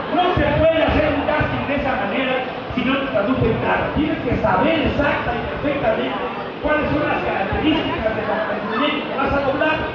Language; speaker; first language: Spanish; native; Spanish